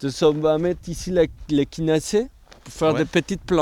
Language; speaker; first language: French; non-native, fluent; Spanish